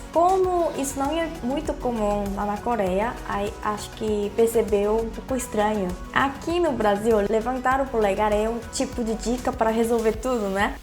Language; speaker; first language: Portuguese; non-native, fluent; Korean